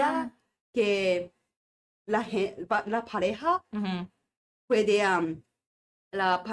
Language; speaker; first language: Spanish; non-native, learner; Japanese